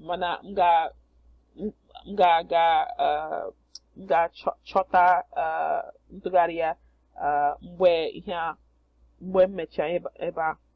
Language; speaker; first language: Igbo; non-native, learner; English